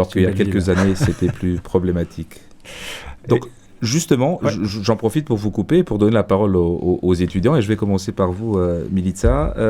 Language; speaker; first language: French; native; French